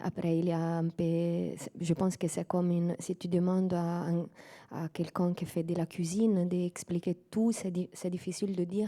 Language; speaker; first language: French; non-native, fluent; Italian